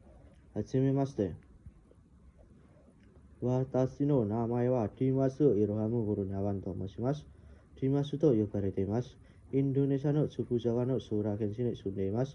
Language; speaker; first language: Japanese; non-native, learner; Indonesian